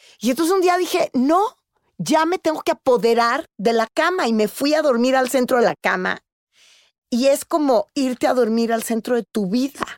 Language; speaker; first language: Spanish; native; Spanish